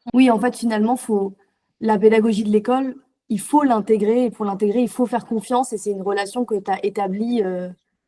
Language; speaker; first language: French; native; French